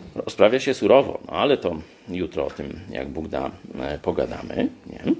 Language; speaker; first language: Polish; native; Polish